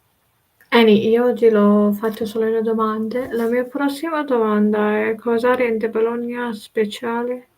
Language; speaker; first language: Italian; non-native, learner; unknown